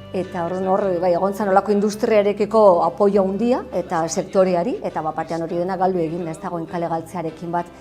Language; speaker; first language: Basque; native; Basque